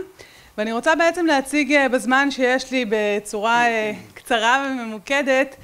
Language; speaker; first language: Hebrew; native; Hebrew